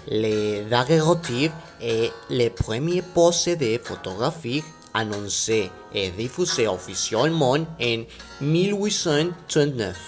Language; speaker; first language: French; non-native, learner; Spanish